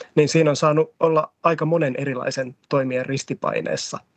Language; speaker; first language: Finnish; native; Finnish